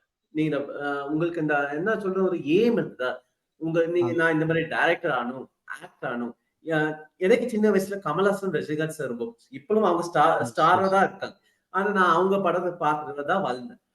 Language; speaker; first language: Tamil; early bilingual, heritage; Tamil